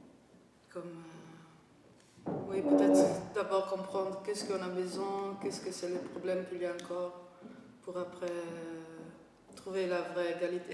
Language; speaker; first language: French; non-native, fluent; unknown